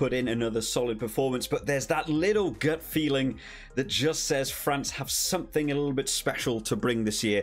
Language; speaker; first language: English; native; English